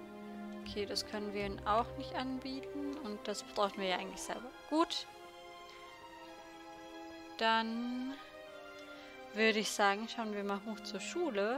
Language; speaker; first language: German; native; German